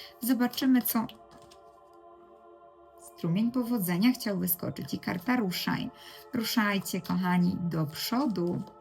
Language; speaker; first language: Polish; native; Polish